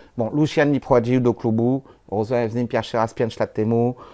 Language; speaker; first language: Polish; non-native, learner; French